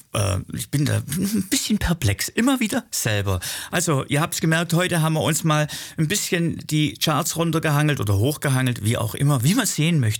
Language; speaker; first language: German; native; German